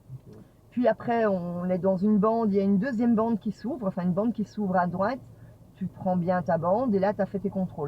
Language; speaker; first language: French; native; French